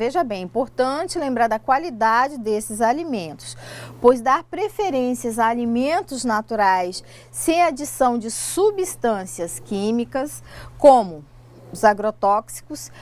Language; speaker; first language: Portuguese; native; Portuguese